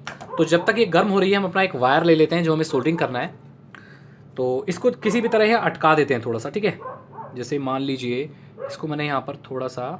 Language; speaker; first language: Hindi; native; Hindi